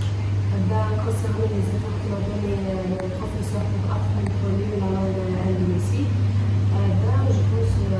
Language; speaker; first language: French; non-native, local second language; Arabic